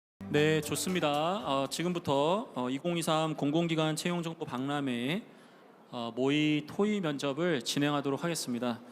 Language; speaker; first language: Korean; native; Korean